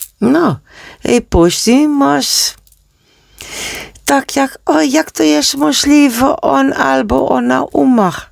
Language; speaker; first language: Polish; non-native, learner; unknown